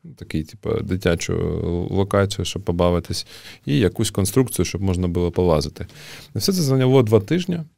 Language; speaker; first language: Ukrainian; native; Ukrainian